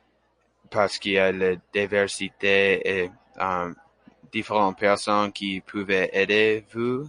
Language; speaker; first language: French; non-native, learner; English